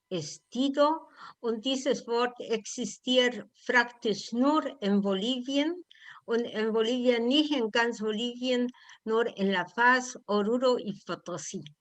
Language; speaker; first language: German; non-native, learner; Spanish